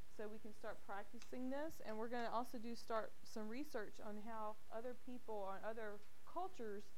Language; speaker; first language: English; native; English